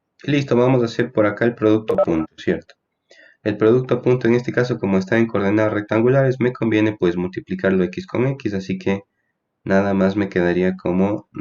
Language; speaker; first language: Spanish; native; Spanish